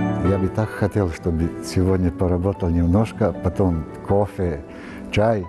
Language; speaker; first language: Russian; non-native, learner; Serbian